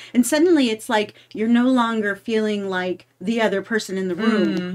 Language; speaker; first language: English; native; English